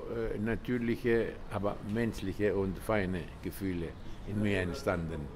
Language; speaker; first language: German; non-native, learner; Greek